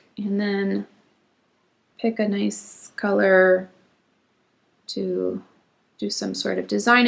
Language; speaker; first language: English; native; English